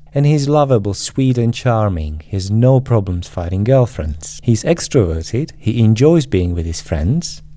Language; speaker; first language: English; non-native, fluent; Slovak